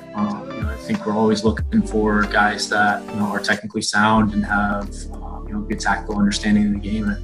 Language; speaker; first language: English; early bilingual, other home language; Arabic